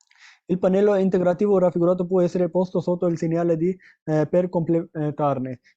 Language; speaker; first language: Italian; non-native, fluent; Urdu